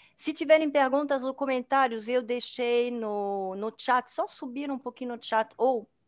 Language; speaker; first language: Portuguese; non-native, fluent; French